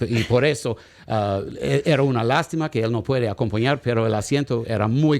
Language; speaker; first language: Spanish; non-native, learner; English